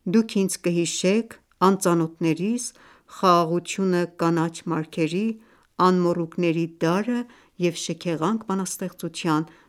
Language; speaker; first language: Armenian; early bilingual, heritage; Armenian